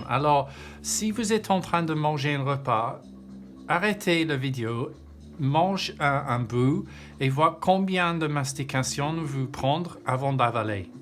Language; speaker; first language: French; non-native, learner; English